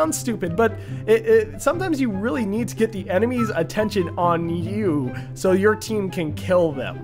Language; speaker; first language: English; native; English